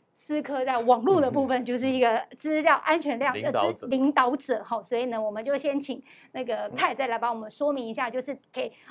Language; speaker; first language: Chinese; native; Chinese